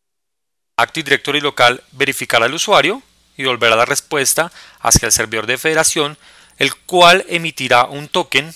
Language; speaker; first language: Spanish; native; Spanish